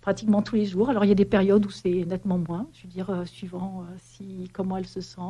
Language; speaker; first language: French; native; French